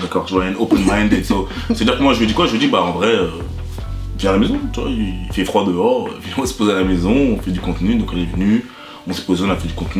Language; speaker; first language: French; native; French